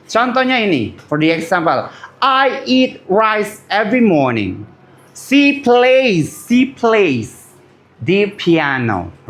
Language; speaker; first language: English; non-native, learner; Indonesian